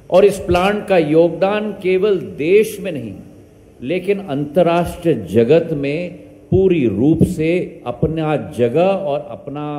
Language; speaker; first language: Hindi; native; Hindi